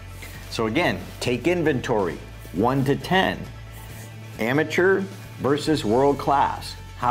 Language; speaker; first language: English; native; English